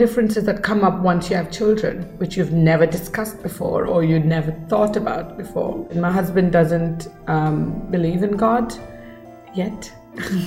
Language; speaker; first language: English; non-native, local second language; Kannada